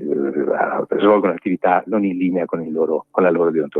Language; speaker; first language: Italian; native; Italian